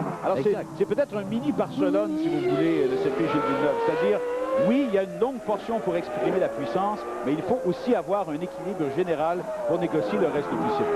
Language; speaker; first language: French; native; French